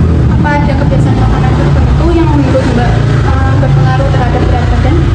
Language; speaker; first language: Indonesian; native; Indonesian